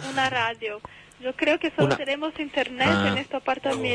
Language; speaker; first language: Spanish; non-native, learner; Portuguese